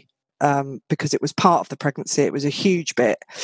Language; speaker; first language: English; native; English